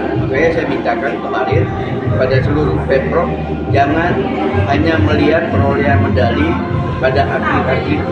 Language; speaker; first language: Indonesian; native; Indonesian